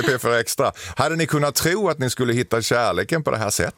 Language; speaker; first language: Swedish; native; Swedish